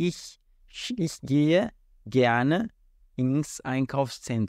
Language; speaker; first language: German; non-native, fluent; Portuguese